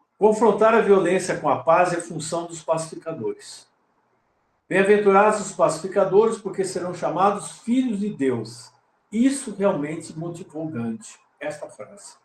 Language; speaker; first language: Portuguese; native; Portuguese